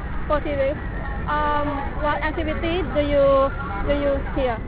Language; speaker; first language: English; non-native, learner; Thai